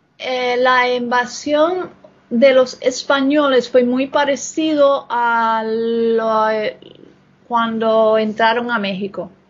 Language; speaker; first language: Spanish; non-native, fluent; English